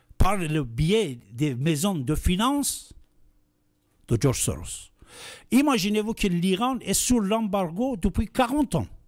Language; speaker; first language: French; non-native, fluent; Persian